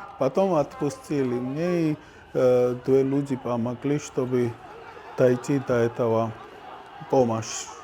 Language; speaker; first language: Russian; non-native, learner; Georgian